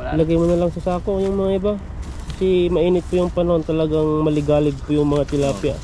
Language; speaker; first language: Filipino; native; Filipino